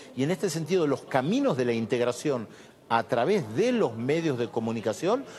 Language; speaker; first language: Spanish; native; Spanish